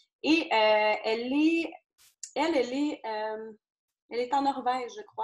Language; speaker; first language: French; native; French